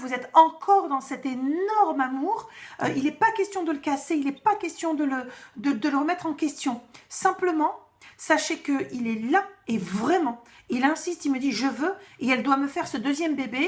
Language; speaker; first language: French; native; French